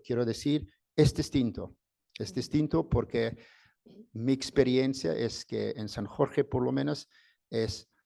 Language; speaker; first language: Spanish; non-native, fluent; English